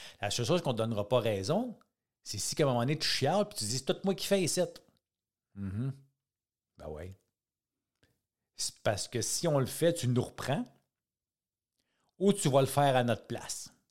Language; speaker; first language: French; native; French